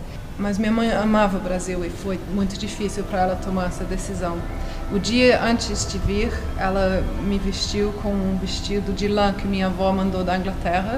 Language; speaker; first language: Portuguese; early bilingual, heritage; Portuguese